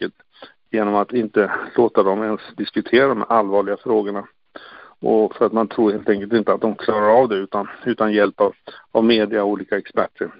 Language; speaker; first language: Swedish; native; Swedish